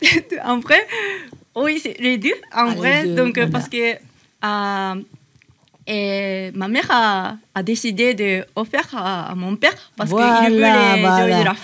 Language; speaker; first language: French; non-native, learner; Japanese